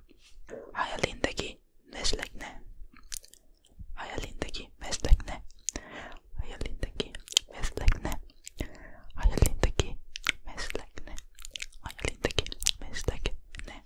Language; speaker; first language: Turkish; non-native, learner; Finnish